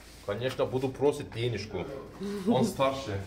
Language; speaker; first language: Russian; non-native, learner; Turkish